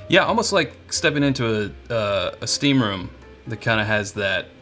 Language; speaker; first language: English; native; English